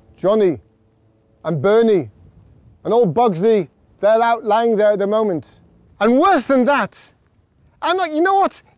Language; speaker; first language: English; native; English